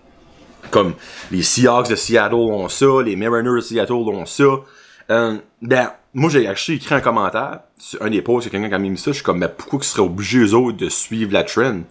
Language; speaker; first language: French; native; French